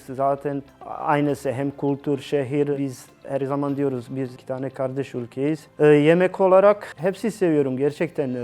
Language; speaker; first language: Turkish; non-native, learner; Bosnian